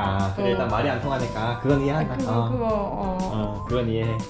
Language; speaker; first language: Korean; native; Korean